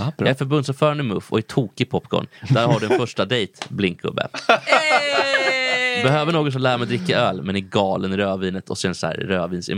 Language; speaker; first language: Swedish; native; Swedish